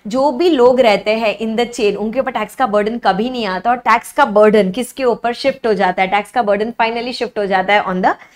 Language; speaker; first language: Hindi; native; Hindi